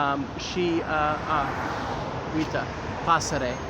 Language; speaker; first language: Romanian; non-native, learner; English